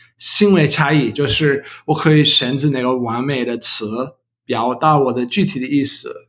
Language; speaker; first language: Chinese; non-native, learner; English